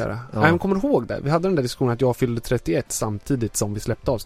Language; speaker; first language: Swedish; native; Swedish